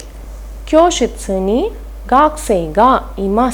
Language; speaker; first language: Japanese; non-native, fluent; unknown